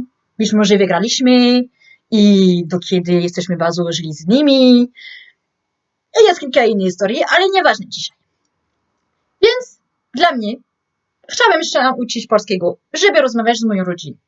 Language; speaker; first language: Polish; non-native, learner; French